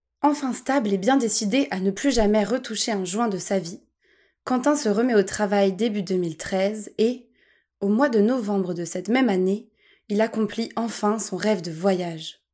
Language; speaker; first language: French; native; French